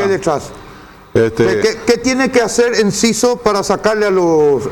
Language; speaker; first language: Spanish; native; Spanish